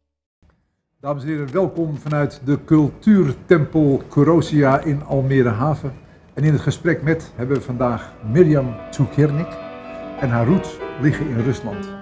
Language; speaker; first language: Dutch; native; Dutch